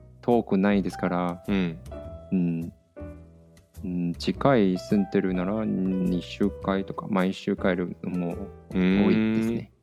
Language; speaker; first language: Japanese; non-native, fluent; Chinese